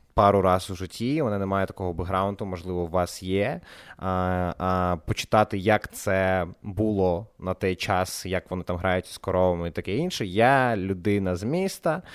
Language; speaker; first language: Ukrainian; non-native, local second language; Russian